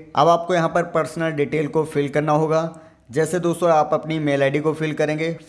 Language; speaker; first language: Hindi; native; Hindi